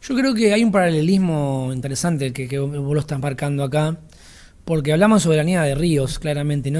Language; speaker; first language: Spanish; native; Spanish